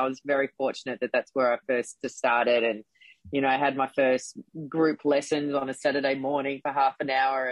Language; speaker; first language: English; native; English